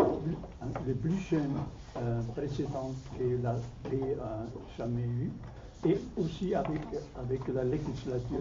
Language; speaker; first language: French; non-native, fluent; German